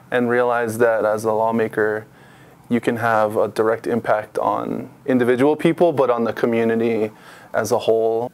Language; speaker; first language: English; native; English